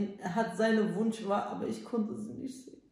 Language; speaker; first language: German; non-native, learner; Turkish